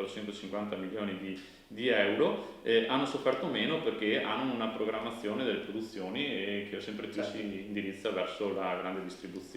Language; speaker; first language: Italian; native; Italian